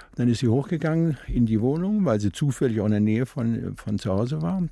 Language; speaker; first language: German; native; German